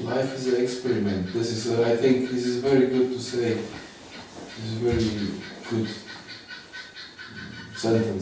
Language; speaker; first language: English; non-native, learner; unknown